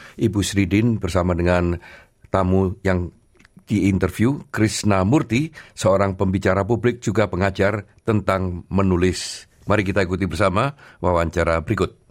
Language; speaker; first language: Indonesian; native; Indonesian